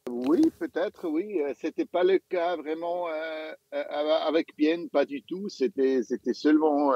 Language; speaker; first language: French; non-native, local second language; German